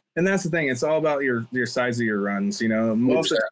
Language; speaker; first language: English; native; English